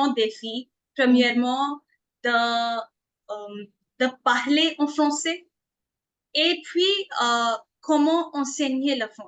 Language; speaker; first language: French; non-native, fluent; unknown